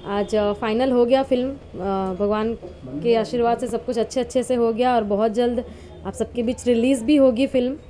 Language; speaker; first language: Hindi; native; Hindi